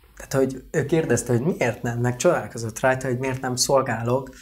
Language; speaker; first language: Hungarian; non-native, local second language; Romany